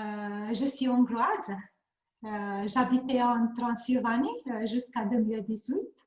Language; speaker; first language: French; non-native, learner; Hungarian